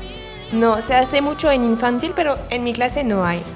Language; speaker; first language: Spanish; non-native, fluent; French